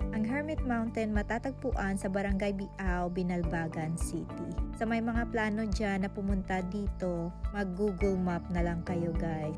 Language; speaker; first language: Filipino; non-native, local second language; Hiligaynon